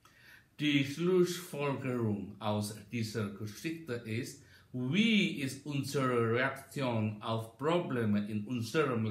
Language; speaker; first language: German; non-native, learner; Indonesian